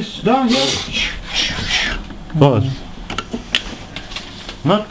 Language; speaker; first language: English; non-native, learner; Russian